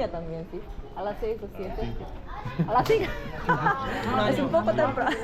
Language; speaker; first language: Spanish; non-native, learner; Korean